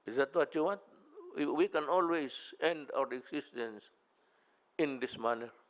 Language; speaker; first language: English; non-native, local second language; Filipino